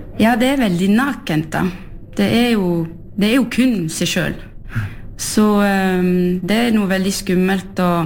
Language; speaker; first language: Norwegian; early bilingual, heritage; French